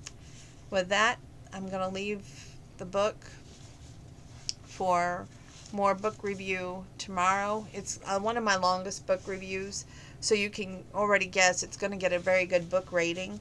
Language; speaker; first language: English; native; English